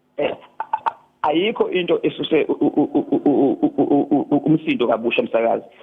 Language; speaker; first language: Zulu; native; Zulu